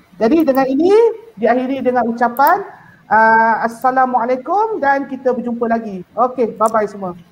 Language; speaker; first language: Malay; native; Malay